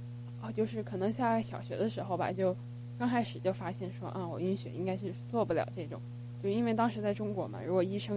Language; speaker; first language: Chinese; early bilingual, other home language; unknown